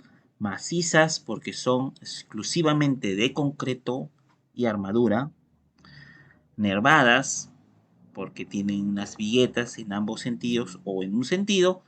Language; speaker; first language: Spanish; native; Spanish